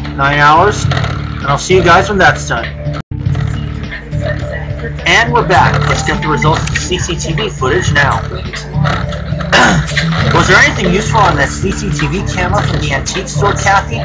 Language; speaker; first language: English; native; English